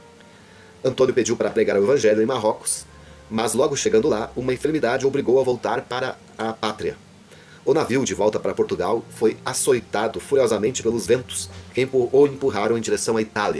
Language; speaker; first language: Portuguese; native; Portuguese